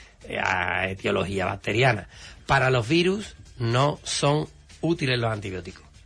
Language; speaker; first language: Spanish; native; Spanish